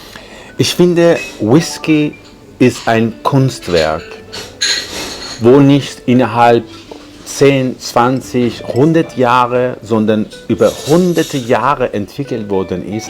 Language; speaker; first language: German; non-native, fluent; Persian